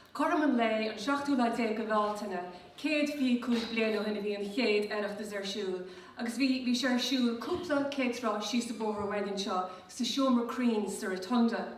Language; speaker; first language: Irish; native; Irish